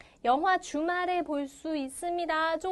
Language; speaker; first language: Korean; non-native, fluent; Chinese